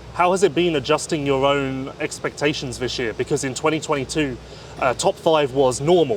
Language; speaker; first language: English; native; English